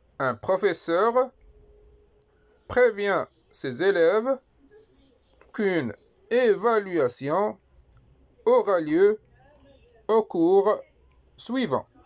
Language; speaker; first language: French; non-native, local second language; Arabic